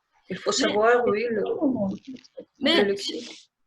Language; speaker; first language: French; non-native, fluent; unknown